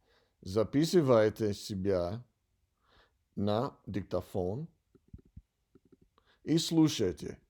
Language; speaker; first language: Russian; non-native, learner; English